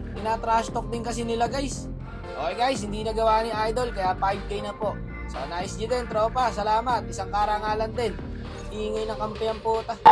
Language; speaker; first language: Filipino; native; Filipino